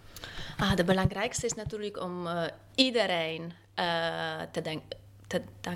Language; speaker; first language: Dutch; non-native, fluent; Polish